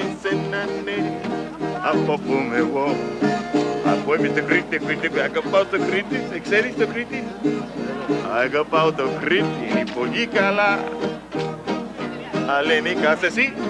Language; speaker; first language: Greek; non-native, learner; English